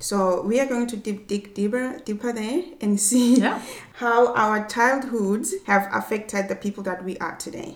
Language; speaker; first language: English; non-native, local second language; Swati